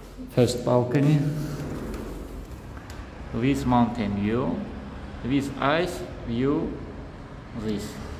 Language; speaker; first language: English; non-native, learner; Lezghian